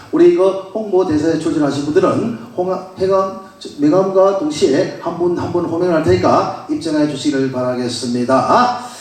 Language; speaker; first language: Korean; native; Korean